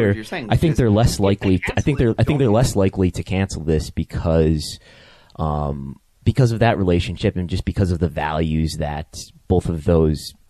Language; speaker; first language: English; native; English